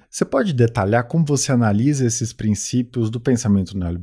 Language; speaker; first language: Portuguese; native; Portuguese